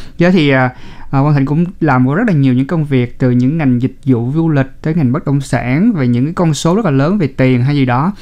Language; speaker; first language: Vietnamese; native; Vietnamese